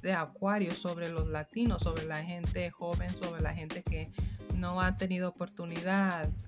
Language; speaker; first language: Spanish; non-native, fluent; English